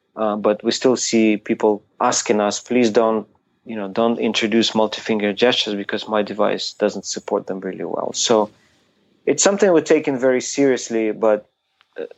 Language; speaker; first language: English; non-native, fluent; Ukrainian